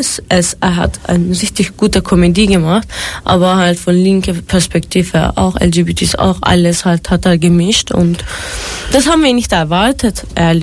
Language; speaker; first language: German; non-native, fluent; Turkish